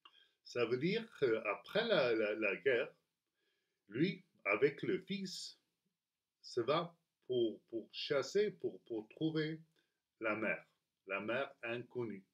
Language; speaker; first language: French; non-native, learner; Spanish